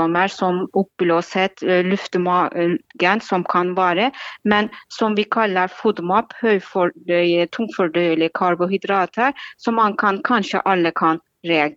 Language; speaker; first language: Norwegian; non-native, fluent; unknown